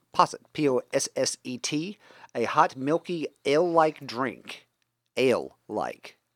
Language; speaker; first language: English; native; English